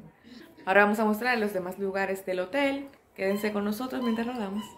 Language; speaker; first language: Spanish; native; Spanish